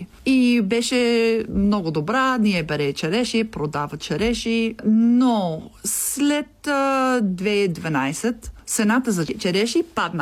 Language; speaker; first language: Bulgarian; non-native, learner; English